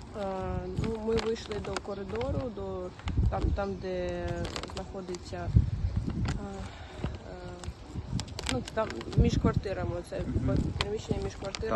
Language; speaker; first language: Ukrainian; non-native, local second language; Russian